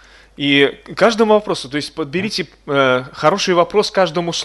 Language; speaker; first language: Russian; native; Russian